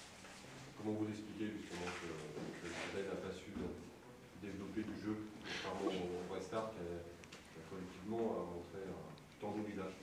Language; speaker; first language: French; native; French